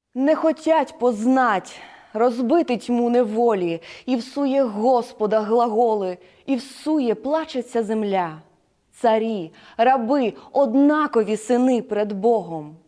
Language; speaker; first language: Ukrainian; native; Ukrainian